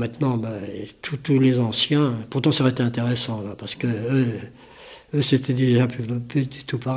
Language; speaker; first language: French; native; French